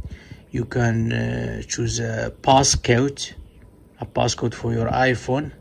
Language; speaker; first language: English; non-native, fluent; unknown